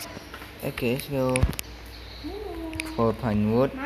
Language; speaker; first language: English; non-native, learner; Indonesian